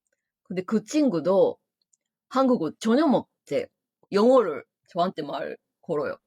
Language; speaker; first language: Korean; non-native, fluent; Japanese